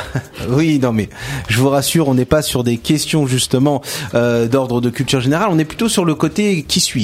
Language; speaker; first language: French; native; French